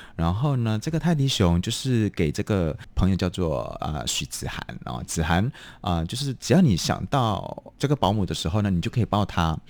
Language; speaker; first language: Chinese; non-native, fluent; Indonesian